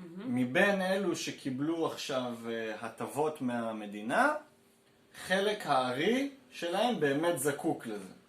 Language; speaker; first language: Hebrew; native; Hebrew